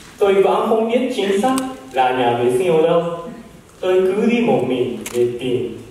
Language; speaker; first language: Vietnamese; non-native, learner; Japanese